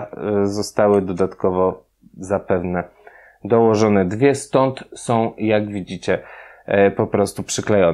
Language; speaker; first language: Polish; native; Polish